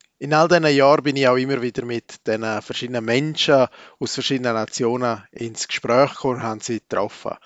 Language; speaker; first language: German; native; German